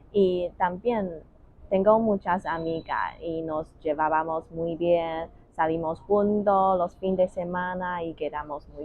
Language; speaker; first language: Spanish; non-native, learner; Chinese